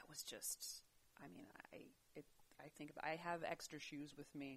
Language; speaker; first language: English; native; English